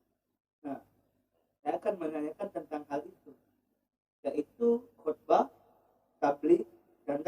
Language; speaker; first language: Indonesian; native; Indonesian